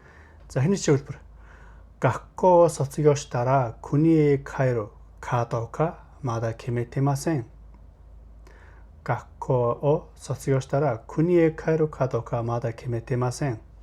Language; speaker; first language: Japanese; non-native, fluent; Mongolian